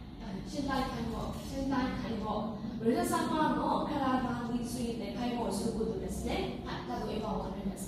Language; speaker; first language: Japanese; non-native, learner; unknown